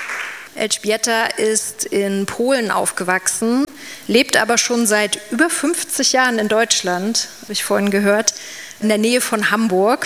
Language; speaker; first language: German; native; German